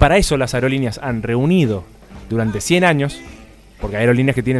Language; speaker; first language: Spanish; native; Spanish